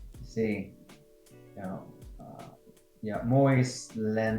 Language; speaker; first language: Spanish; non-native, learner; English